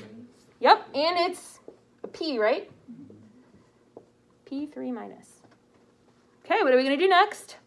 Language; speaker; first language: English; native; English